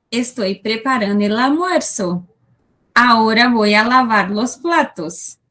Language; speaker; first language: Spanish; non-native, fluent; Portuguese